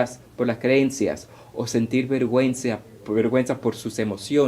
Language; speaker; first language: Spanish; early bilingual, heritage; Spanish